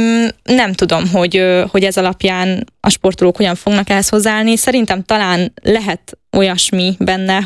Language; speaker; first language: Hungarian; native; Hungarian